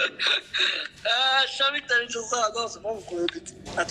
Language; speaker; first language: French; native; French